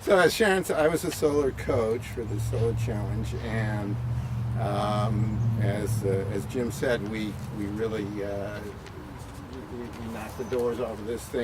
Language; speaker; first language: English; native; English